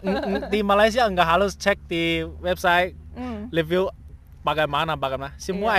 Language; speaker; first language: Indonesian; non-native, learner; Chinese